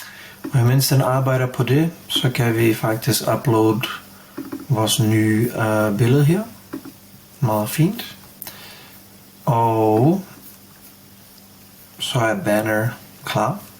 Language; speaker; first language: Danish; non-native, fluent; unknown